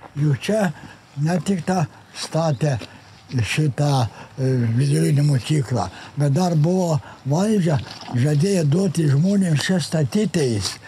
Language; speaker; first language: Lithuanian; non-native, local second language; Yiddish